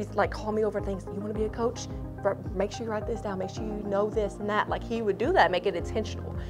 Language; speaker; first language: English; native; English